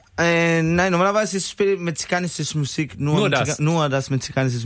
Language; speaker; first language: German; non-native, learner; Spanish